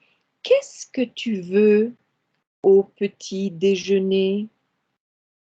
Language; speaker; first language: French; non-native, fluent; English